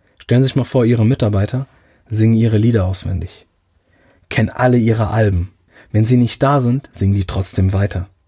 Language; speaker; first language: German; early bilingual, other home language; Italian